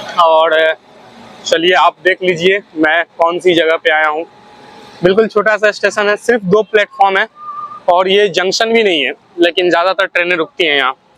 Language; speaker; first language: Hindi; native; Hindi